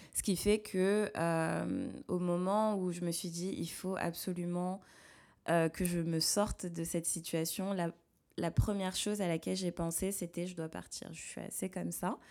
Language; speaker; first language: French; native; French